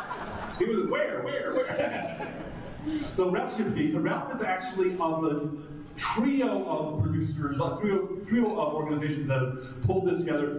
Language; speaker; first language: English; native; English